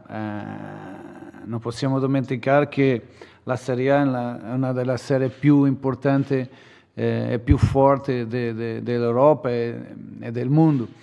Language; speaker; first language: Italian; non-native, fluent; Portuguese